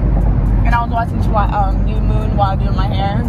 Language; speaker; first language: English; native; English